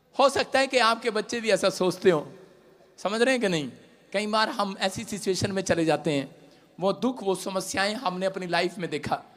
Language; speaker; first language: Hindi; non-native, local second language; Punjabi